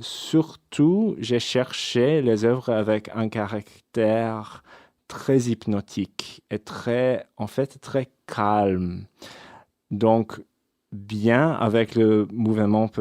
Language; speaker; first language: French; non-native, fluent; English